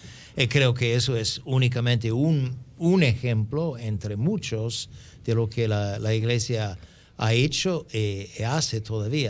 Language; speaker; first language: Spanish; non-native, fluent; English